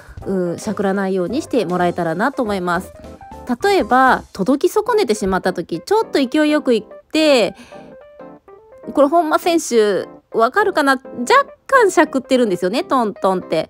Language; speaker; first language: Japanese; native; Japanese